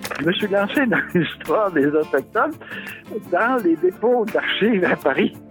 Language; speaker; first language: French; native; French